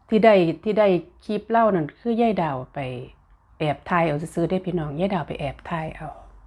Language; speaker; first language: Thai; native; Thai